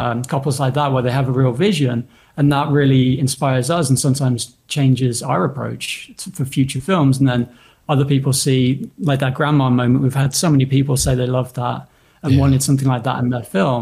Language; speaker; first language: English; native; English